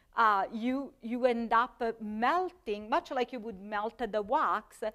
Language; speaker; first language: English; non-native, fluent; Italian